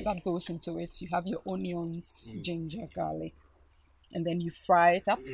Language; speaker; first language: English; non-native, local second language; Ga